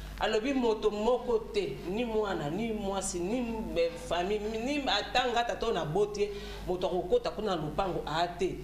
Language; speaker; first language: Lingala; non-native, local second language; Luba-Lulua